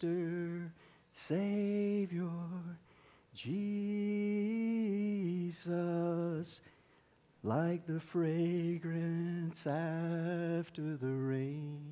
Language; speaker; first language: English; native; English